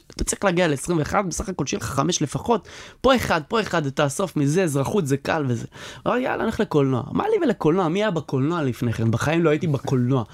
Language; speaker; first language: Hebrew; native; Hebrew